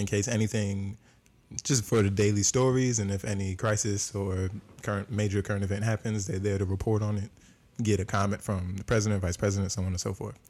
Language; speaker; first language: English; native; English